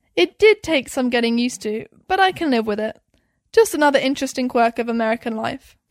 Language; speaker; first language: English; native; English